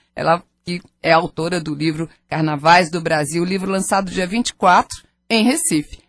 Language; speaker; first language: Portuguese; native; Portuguese